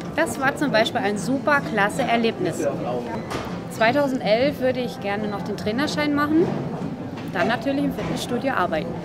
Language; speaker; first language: German; native; German